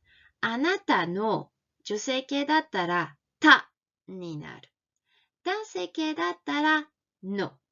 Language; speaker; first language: Japanese; non-native, fluent; French